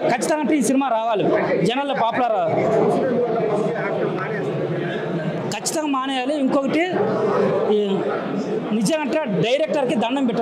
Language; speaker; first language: Telugu; native; Telugu